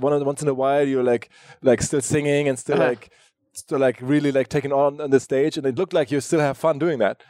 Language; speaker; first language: English; non-native, fluent; German